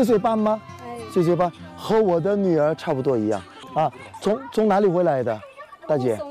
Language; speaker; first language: Chinese; non-native, fluent; Korean